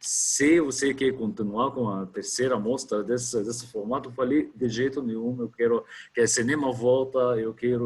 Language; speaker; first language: Portuguese; non-native, fluent; Arabic